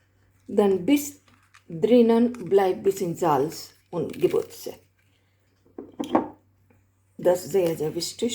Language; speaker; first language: German; non-native, learner; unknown